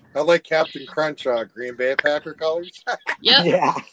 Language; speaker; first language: English; native; English